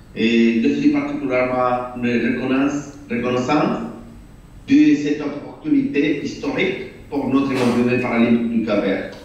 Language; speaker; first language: French; non-native, learner; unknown